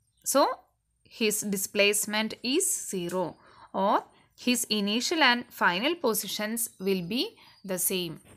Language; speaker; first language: English; non-native, local second language; Malayalam